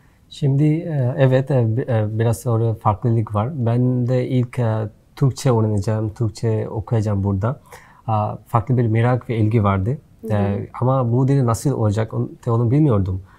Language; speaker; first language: Turkish; non-native, fluent; Bangla